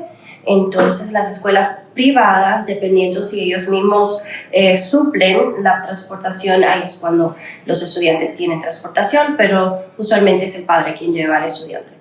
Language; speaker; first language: Spanish; early bilingual, other home language; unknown